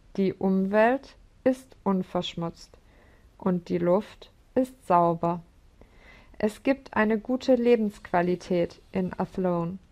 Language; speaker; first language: German; non-native, learner; English